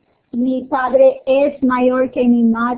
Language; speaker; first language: Spanish; non-native, fluent; English